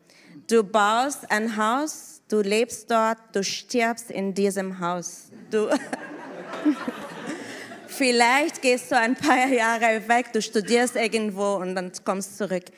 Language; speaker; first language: German; non-native, fluent; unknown